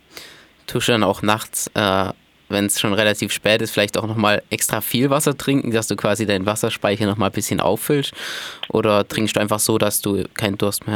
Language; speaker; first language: German; native; German